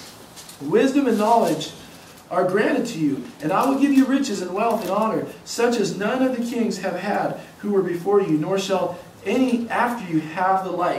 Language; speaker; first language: English; native; English